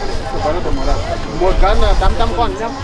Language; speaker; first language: Vietnamese; non-native, learner; Portuguese